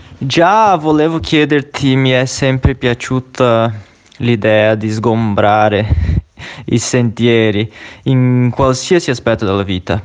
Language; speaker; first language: Italian; non-native, fluent; Portuguese